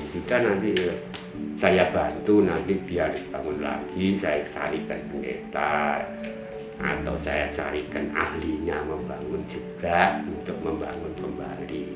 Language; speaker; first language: Indonesian; non-native, local second language; Javanese